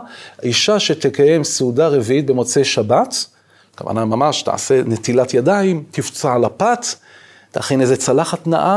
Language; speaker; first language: Hebrew; native; Hebrew